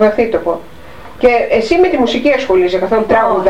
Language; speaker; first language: Greek; native; Greek